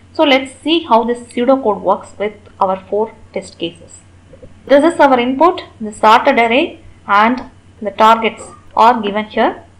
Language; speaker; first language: English; non-native, local second language; Tamil